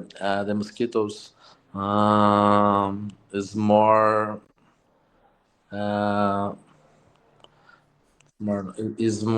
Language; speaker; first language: English; non-native, learner; Portuguese